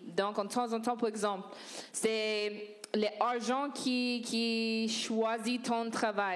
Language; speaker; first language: French; non-native, learner; English